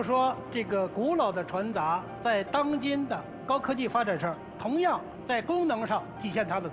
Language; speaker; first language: Chinese; native; Chinese